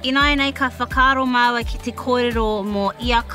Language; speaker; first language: Māori; non-native, local second language; English